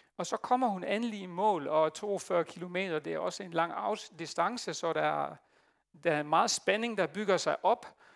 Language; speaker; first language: Danish; non-native, fluent; Dutch